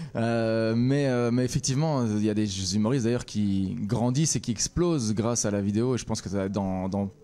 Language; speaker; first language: French; native; French